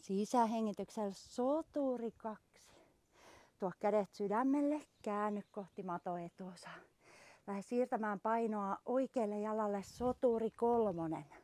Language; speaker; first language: Finnish; native; Finnish